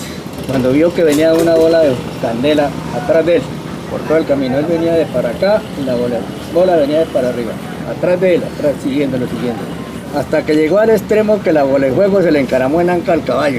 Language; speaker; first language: Spanish; native; Spanish